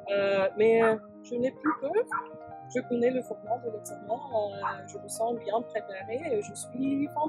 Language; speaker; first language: French; non-native, fluent; English